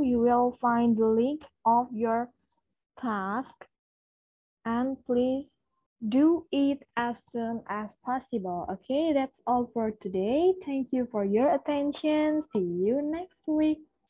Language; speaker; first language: English; non-native, fluent; Indonesian